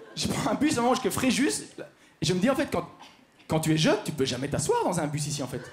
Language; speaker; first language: French; native; French